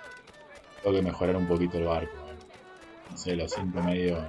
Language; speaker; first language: Spanish; native; Spanish